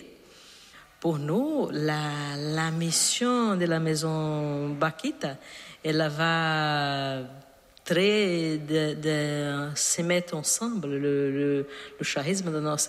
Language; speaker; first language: French; non-native, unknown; Portuguese